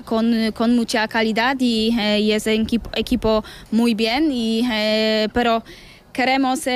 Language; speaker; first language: Spanish; non-native, learner; Polish